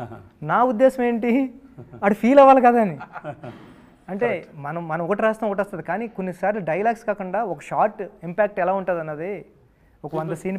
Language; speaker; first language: Telugu; native; Telugu